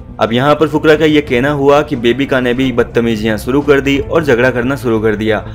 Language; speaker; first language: Hindi; native; Hindi